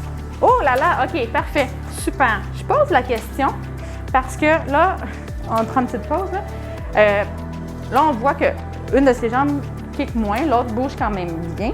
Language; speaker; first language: French; native; French